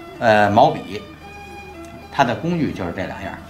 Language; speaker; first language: Chinese; native; Chinese